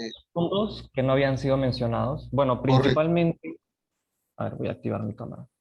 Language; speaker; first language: Spanish; native; Spanish